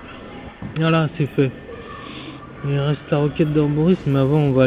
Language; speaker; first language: French; native; French